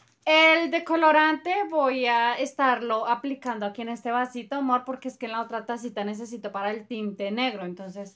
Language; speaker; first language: Spanish; native; Spanish